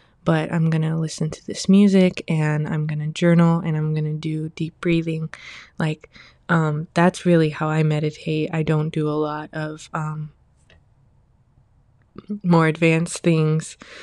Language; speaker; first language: English; early bilingual, other home language; Chinese